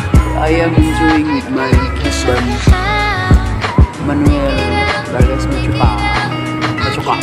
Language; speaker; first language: English; non-native, local second language; Cebuano